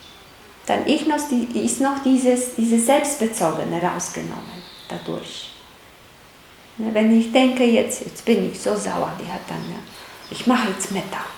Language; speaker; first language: German; non-native, fluent; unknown